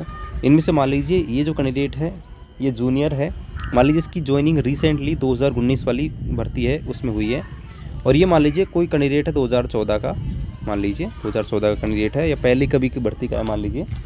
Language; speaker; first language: Hindi; native; Hindi